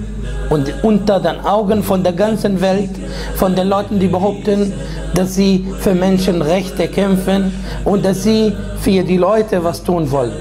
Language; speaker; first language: German; non-native, fluent; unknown